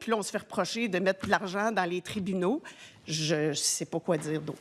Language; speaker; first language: French; native; French